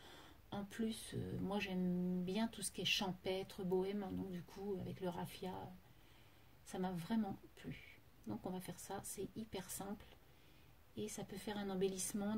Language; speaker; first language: French; native; French